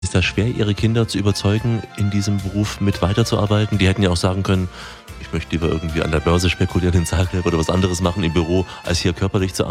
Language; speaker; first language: German; native; German